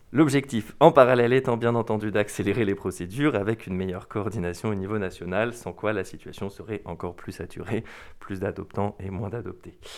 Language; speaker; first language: French; native; French